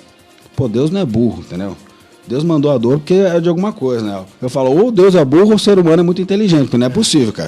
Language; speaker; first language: Portuguese; native; Portuguese